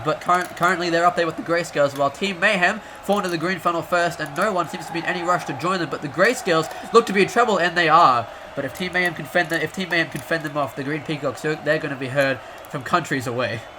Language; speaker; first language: English; native; English